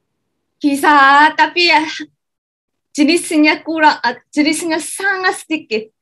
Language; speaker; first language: Indonesian; non-native, learner; Korean